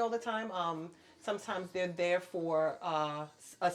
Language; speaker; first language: English; native; English